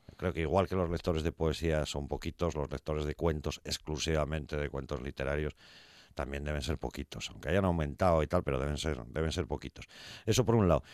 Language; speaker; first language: Spanish; native; Spanish